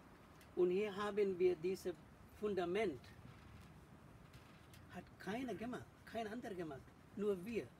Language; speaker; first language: German; non-native, learner; Sinhala